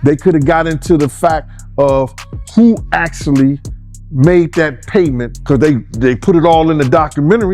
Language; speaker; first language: English; native; English